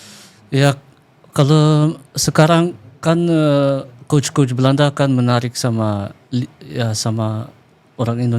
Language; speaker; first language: Indonesian; early bilingual, heritage; Dutch